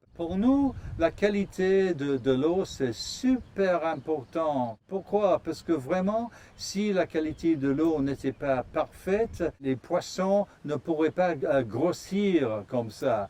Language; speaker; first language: French; non-native, fluent; English